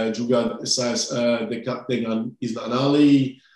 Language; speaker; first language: Indonesian; non-native, fluent; English